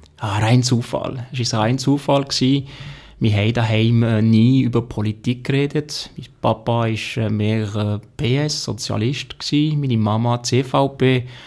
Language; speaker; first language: German; non-native, local second language; French